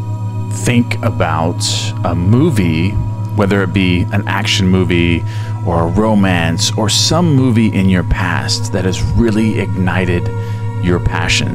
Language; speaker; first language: English; native; English